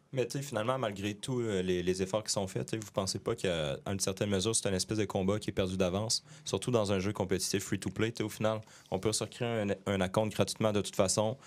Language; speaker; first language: French; native; French